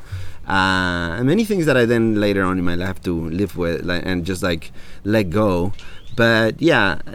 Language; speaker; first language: English; non-native, fluent; Spanish